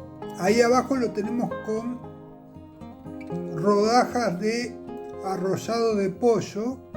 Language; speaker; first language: Spanish; native; Spanish